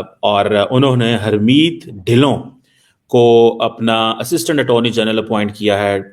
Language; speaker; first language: Urdu; non-native, local second language; Punjabi